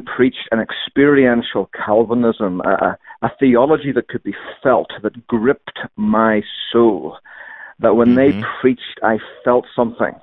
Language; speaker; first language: English; native; English